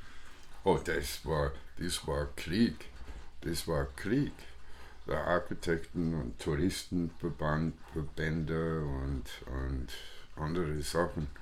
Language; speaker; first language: German; non-native, fluent; English